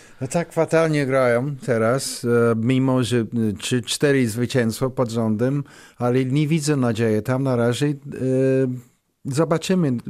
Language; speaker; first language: Polish; non-native, learner; English